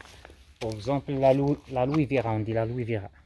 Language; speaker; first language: French; non-native, local second language; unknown